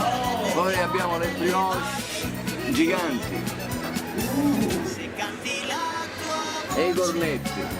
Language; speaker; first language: Italian; native; Italian